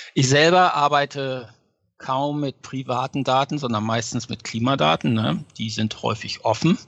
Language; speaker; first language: German; native; German